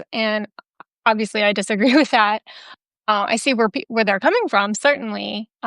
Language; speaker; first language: English; native; English